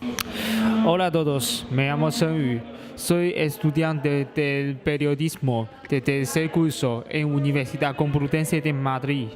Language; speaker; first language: Spanish; non-native, learner; Chinese